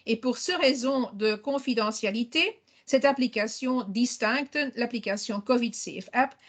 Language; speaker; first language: French; non-native, local second language; Dutch